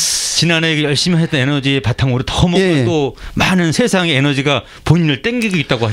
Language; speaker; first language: Korean; native; Korean